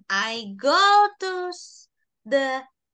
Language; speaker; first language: English; non-native, fluent; Indonesian